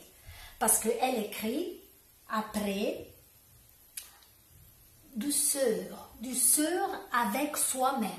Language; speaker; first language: French; non-native, learner; Italian